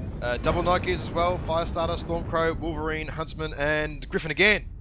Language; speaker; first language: English; native; English